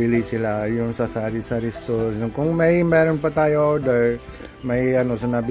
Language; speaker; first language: Filipino; non-native, learner; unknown